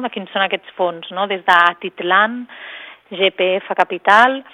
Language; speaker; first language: Catalan; native; Catalan